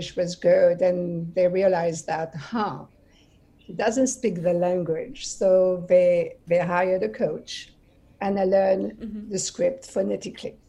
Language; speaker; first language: English; non-native, fluent; French